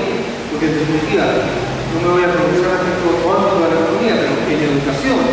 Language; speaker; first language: Spanish; native; Spanish